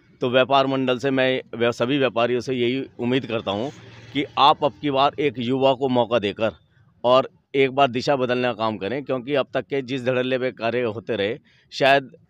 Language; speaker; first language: Hindi; native; Hindi